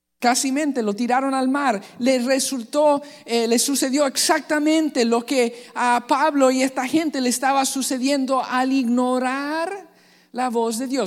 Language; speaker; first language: Spanish; native; Spanish